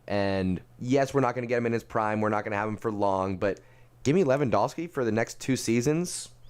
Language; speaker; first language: English; native; English